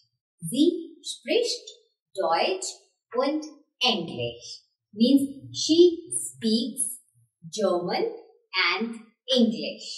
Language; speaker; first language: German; non-native, fluent; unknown